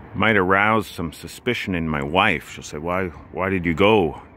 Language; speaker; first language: English; native; English